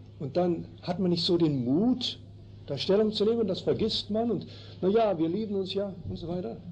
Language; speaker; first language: German; early bilingual, heritage; German